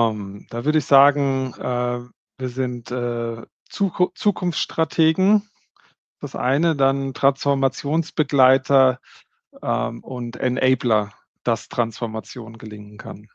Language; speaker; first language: German; native; German